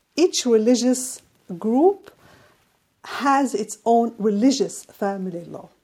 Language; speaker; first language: English; non-native, fluent; Arabic